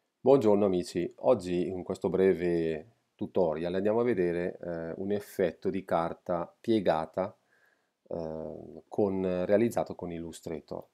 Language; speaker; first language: Italian; native; Italian